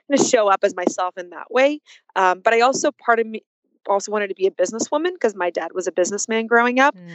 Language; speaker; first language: English; early bilingual, other home language; Russian